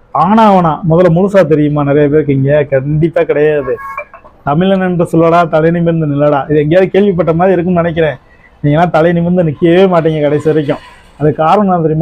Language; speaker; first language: Tamil; native; Tamil